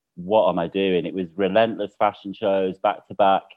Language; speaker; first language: English; native; English